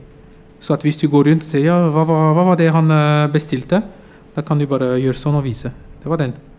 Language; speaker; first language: Norwegian; non-native, fluent; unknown